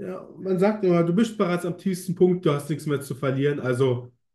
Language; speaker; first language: German; native; German